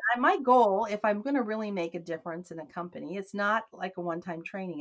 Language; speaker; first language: English; native; English